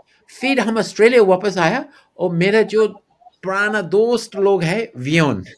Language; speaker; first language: Hindi; non-native, fluent; English